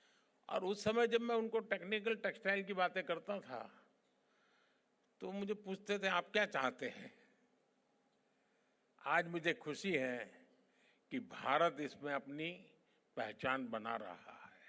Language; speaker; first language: Hindi; non-native, local second language; Gujarati